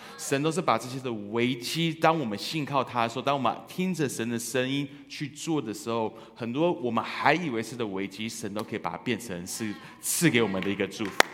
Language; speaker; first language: Chinese; early bilingual, heritage; Chinese